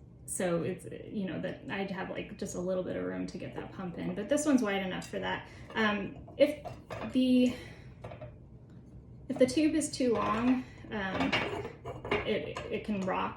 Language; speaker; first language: English; native; English